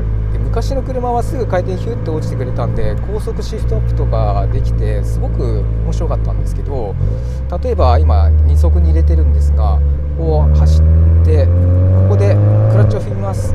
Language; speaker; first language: Japanese; native; Japanese